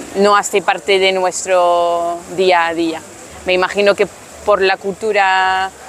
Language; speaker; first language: Spanish; non-native, fluent; French